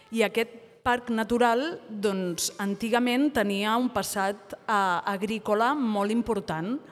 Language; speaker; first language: Catalan; native; Catalan